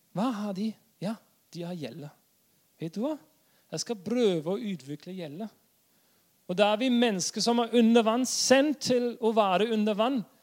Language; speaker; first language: Norwegian; non-native, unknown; German